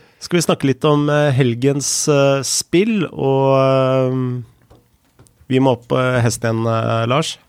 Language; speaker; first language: Norwegian; native; Norwegian